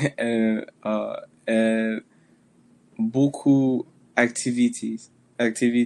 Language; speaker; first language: French; non-native, learner; English